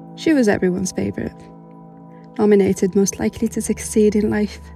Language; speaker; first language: English; non-native, fluent; Arabic